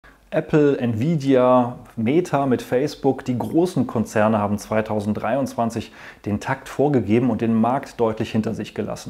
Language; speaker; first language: German; native; German